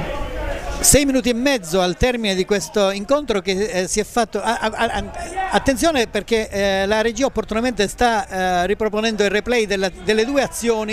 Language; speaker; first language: Italian; native; Italian